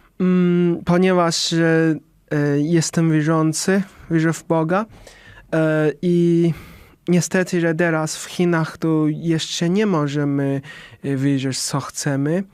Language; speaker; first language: Polish; non-native, learner; Chinese